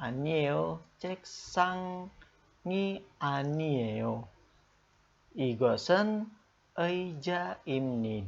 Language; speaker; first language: Korean; non-native, fluent; Indonesian